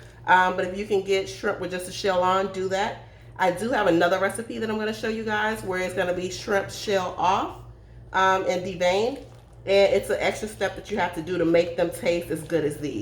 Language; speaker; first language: English; native; English